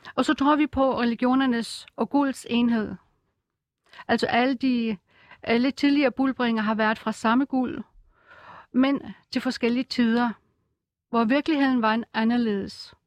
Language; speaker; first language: Danish; non-native, fluent; German